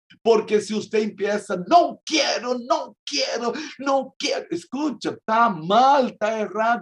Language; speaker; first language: Spanish; non-native, fluent; Portuguese